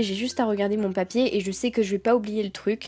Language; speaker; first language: French; native; French